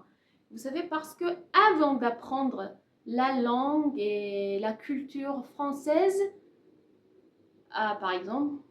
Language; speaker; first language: French; non-native, learner; Persian